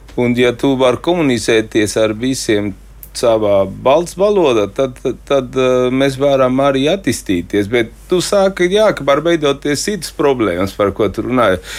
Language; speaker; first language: Latvian; non-native, fluent; Spanish